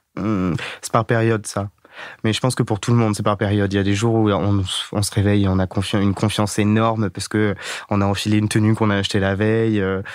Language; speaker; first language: French; native; French